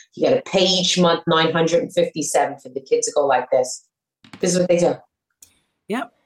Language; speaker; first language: English; native; English